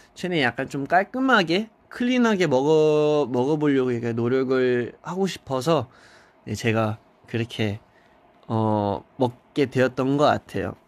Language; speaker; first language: Korean; non-native, fluent; English